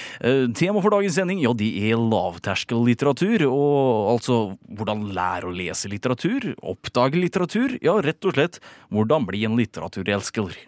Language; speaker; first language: Norwegian; native; Norwegian